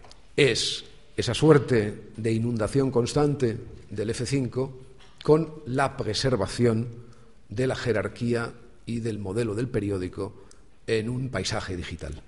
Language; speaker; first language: Spanish; native; Spanish